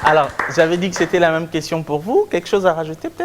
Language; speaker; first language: French; non-native, local second language; Lingala